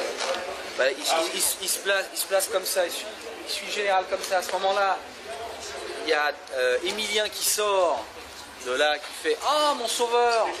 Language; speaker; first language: French; native; French